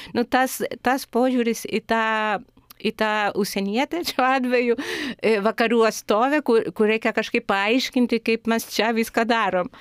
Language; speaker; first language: Lithuanian; non-native, fluent; Spanish